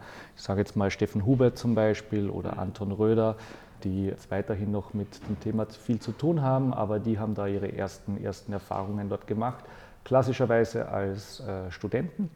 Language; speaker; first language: German; native; German